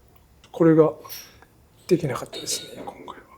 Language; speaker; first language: Japanese; native; Japanese